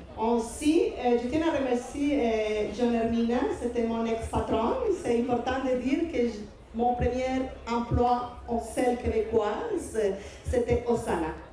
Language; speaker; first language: French; non-native, fluent; Spanish